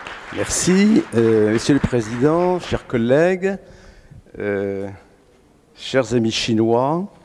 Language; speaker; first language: French; native; French